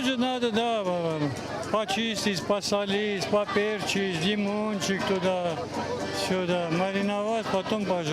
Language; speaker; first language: Russian; non-native, local second language; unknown